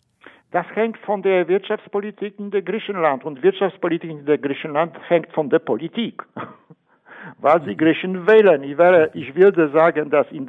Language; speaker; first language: German; non-native, fluent; Polish